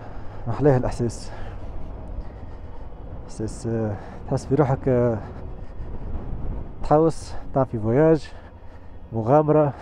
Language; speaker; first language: Arabic; native; Arabic